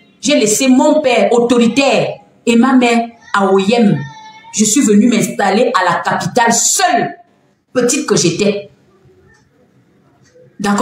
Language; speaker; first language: French; non-native, local second language; Fang